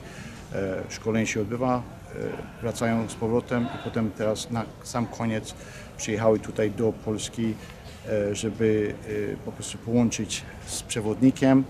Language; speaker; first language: Polish; early bilingual, heritage; Polish